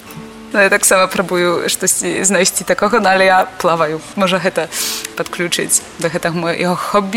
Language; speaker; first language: Polish; non-native, learner; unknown